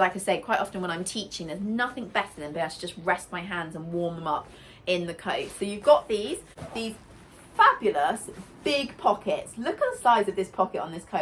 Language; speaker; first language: English; native; English